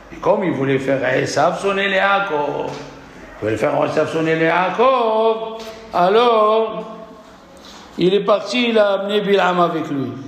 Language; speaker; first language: French; native; French